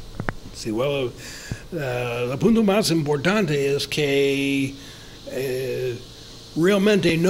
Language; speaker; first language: Spanish; non-native, fluent; English